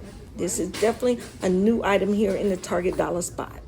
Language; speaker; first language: English; native; English